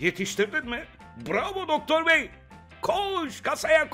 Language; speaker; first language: Turkish; native; Turkish